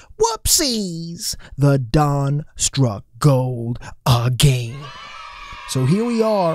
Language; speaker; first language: English; native; English